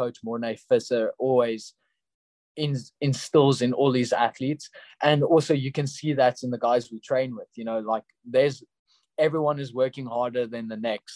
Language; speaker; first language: English; non-native, local second language; Afrikaans